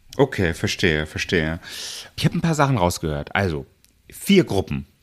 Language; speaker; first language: German; native; German